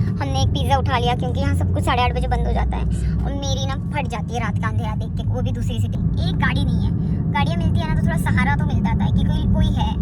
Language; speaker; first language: Hindi; non-native, local second language; Marathi